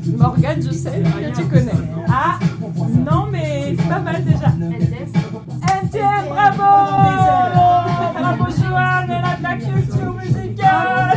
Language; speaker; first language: French; native; French